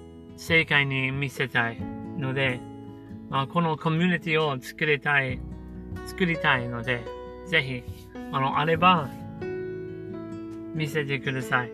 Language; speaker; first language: Japanese; non-native, learner; English